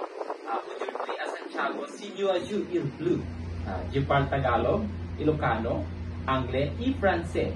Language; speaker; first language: French; non-native, learner; Filipino